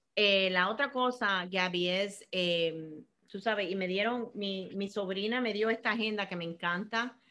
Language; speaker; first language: Spanish; early bilingual, heritage; Spanish